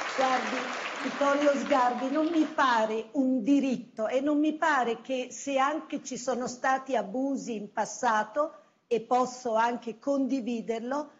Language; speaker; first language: Italian; native; Italian